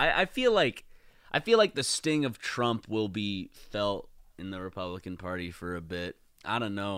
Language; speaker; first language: English; native; English